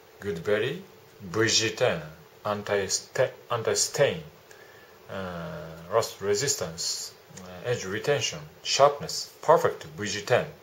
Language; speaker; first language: English; non-native, learner; Japanese